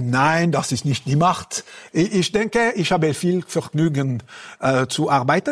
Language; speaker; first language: German; non-native, local second language; French